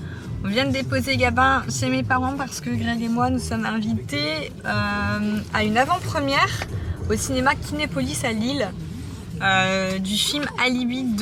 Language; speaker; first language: French; native; French